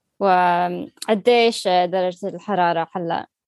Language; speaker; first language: Arabic; non-native, learner; English